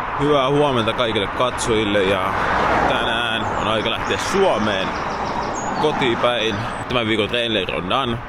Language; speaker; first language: Finnish; early bilingual, other home language; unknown